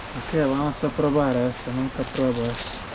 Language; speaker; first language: Spanish; non-native, learner; Croatian